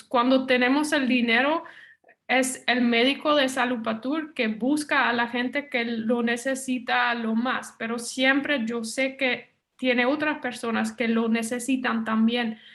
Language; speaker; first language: Spanish; non-native, fluent; Dutch